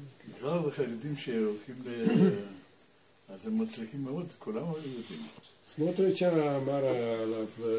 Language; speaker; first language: Hebrew; non-native, fluent; Russian